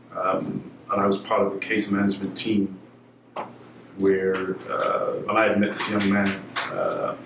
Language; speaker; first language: English; native; English